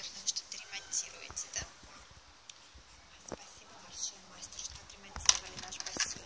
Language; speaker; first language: Russian; native; Russian